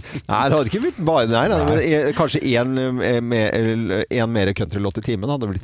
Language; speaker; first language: Norwegian; native; Norwegian